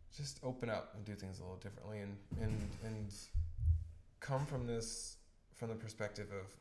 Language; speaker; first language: English; native; English